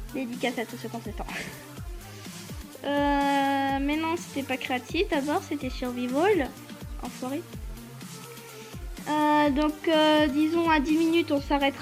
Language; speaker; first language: French; native; French